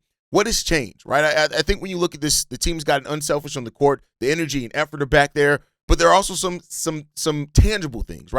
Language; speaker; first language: English; native; English